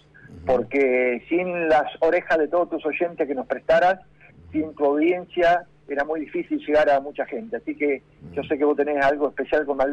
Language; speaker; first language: Spanish; native; Spanish